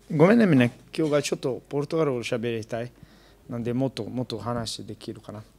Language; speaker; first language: Japanese; non-native, learner; Portuguese